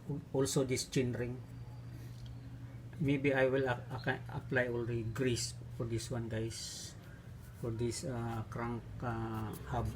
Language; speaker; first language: English; non-native, local second language; Filipino